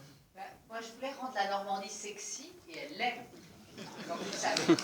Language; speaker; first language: French; non-native, learner; English